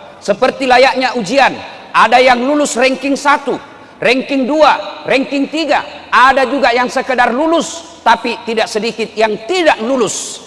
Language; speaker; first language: Indonesian; non-native, local second language; Buginese